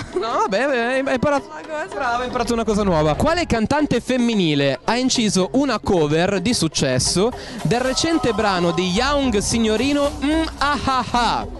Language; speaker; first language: Italian; native; Italian